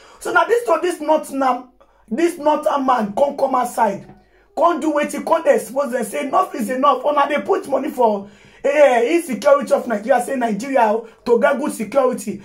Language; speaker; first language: Nigerian Pidgin; non-native, local second language; Yoruba